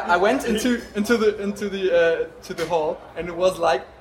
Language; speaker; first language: English; non-native, fluent; German